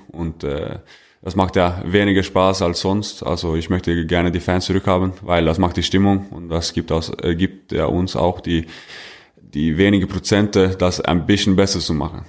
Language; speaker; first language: German; non-native, fluent; Norwegian